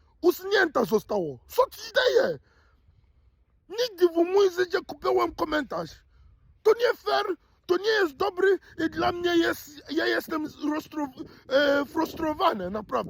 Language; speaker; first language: Polish; non-native, learner; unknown